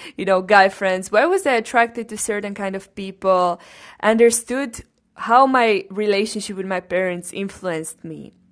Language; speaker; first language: English; non-native, fluent; Romanian